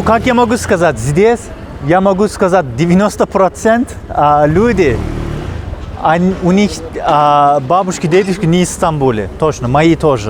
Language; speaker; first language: Russian; non-native, fluent; Turkish